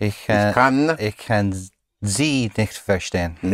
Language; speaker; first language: German; non-native, learner; English